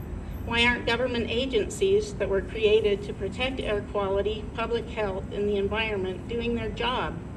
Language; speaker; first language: English; native; English